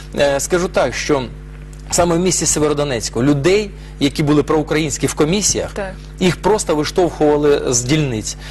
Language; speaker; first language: Ukrainian; non-native, local second language; Russian